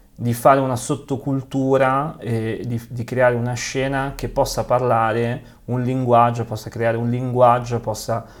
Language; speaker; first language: Italian; native; Italian